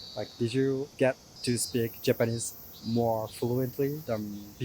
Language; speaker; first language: English; non-native, fluent; Japanese